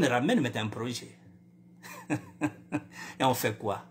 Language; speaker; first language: French; non-native, local second language; Lingala